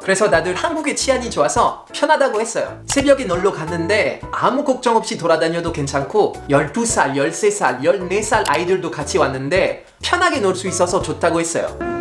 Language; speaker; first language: Korean; non-native, fluent; French